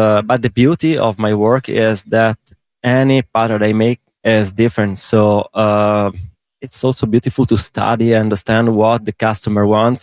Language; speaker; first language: English; non-native, learner; Italian